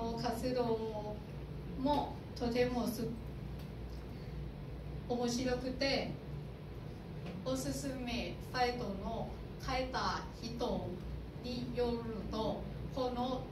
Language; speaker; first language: Japanese; non-native, learner; Thai